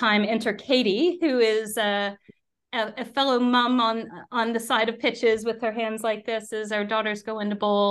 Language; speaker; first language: English; native; English